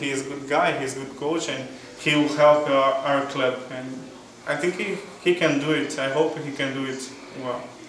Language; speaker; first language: English; non-native, fluent; Portuguese